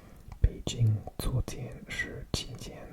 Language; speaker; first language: Chinese; non-native, learner; English